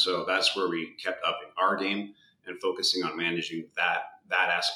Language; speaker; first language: English; native; English